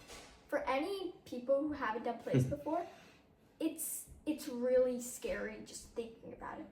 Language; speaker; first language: English; native; English